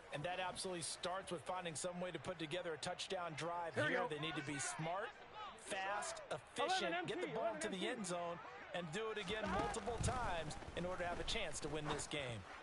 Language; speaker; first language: English; native; English